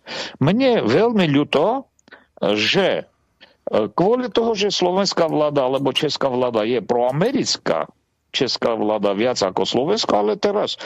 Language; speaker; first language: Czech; non-native, learner; Armenian